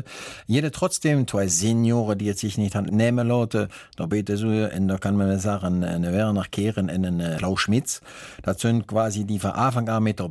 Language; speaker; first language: German; native; German